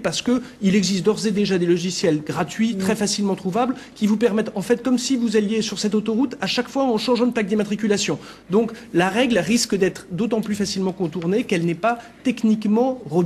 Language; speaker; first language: French; native; French